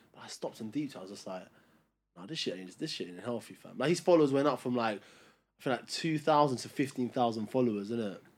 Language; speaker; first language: English; early bilingual, other home language; Albanian